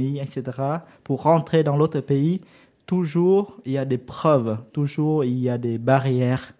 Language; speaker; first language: French; non-native, learner; Vietnamese